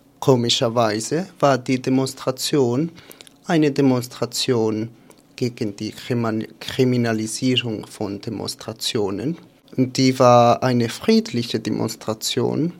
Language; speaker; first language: German; non-native, fluent; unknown